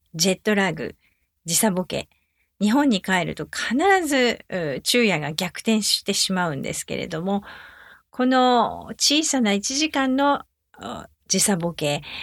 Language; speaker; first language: Japanese; native; Japanese